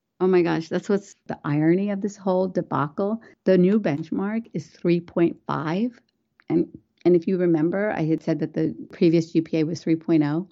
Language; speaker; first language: English; early bilingual, other home language; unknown